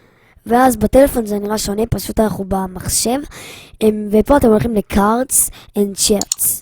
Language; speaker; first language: Hebrew; native; Hebrew